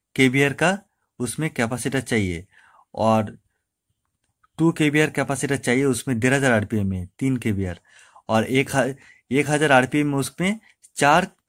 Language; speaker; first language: Hindi; non-native, local second language; Bangla